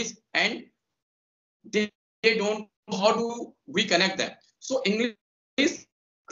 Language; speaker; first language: English; non-native, local second language; Hindi